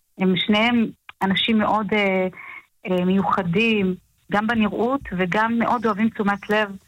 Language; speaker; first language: Hebrew; early bilingual, other home language; Amharic